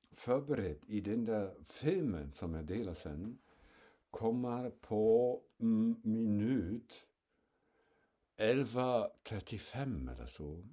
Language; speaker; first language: Swedish; non-native, fluent; German